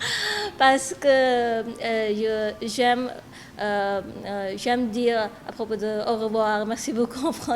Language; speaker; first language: French; non-native, learner; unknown